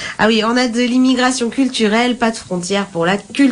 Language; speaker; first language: French; native; French